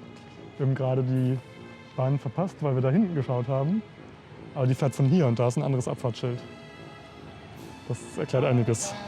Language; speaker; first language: German; native; German